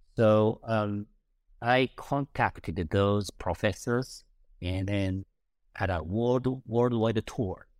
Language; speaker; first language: English; non-native, fluent; Japanese